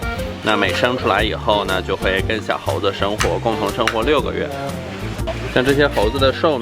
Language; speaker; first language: Chinese; native; Chinese